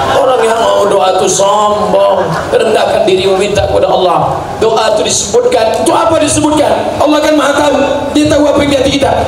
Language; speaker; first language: Indonesian; native; Indonesian